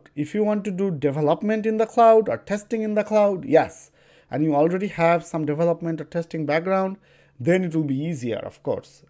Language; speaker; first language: English; non-native, local second language; Bangla